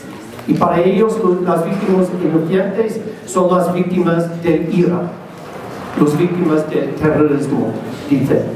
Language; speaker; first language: Spanish; non-native, learner; English